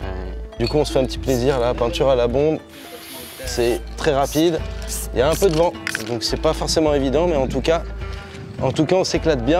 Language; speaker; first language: French; native; French